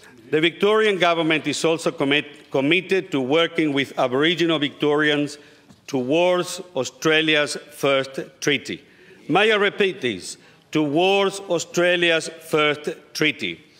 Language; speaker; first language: English; non-native, fluent; Spanish